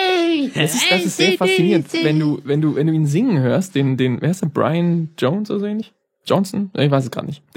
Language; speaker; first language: German; native; German